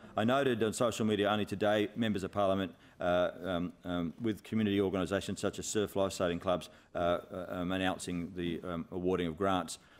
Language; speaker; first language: English; native; English